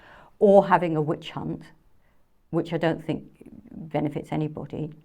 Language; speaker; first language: English; native; English